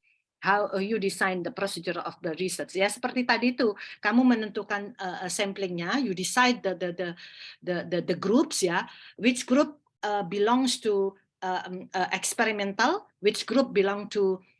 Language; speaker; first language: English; non-native, fluent; Indonesian